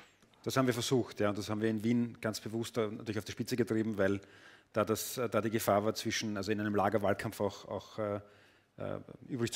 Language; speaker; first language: German; native; German